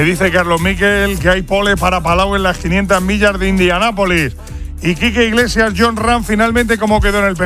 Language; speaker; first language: Spanish; native; Spanish